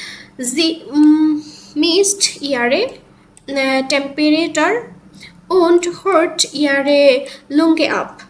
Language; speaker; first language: German; non-native, learner; Bangla